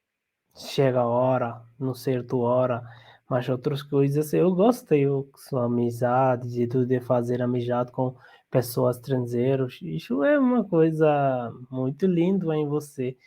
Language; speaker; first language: Portuguese; non-native, learner; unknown